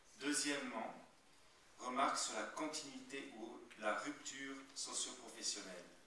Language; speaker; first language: French; native; French